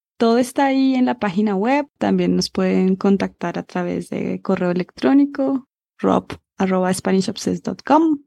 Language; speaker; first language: Spanish; native; Spanish